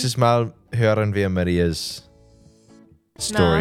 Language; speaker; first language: German; non-native, learner; English